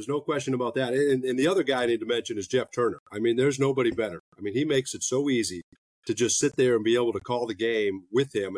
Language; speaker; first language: English; native; English